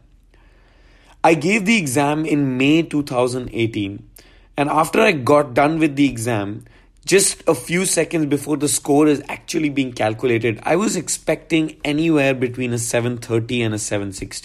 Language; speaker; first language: English; non-native, local second language; Hindi